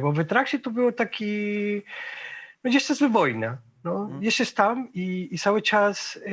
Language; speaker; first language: Polish; non-native, fluent; Spanish